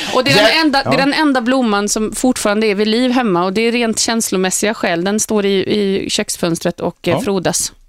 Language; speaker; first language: Swedish; native; Swedish